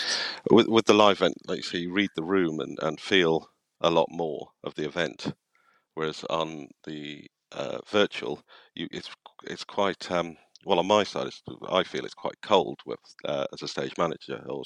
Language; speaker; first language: English; native; English